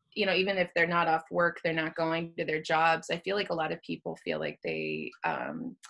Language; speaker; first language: English; native; English